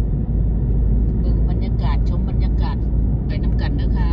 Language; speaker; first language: Thai; non-native, local second language; Lao